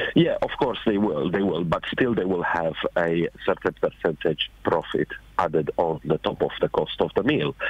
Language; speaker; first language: English; non-native, fluent; Romanian